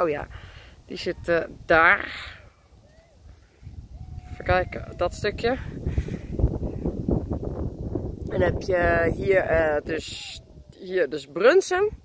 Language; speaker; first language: Dutch; native; Dutch